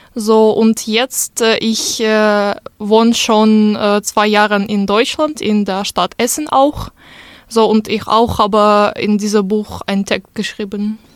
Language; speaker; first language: German; non-native, learner; Russian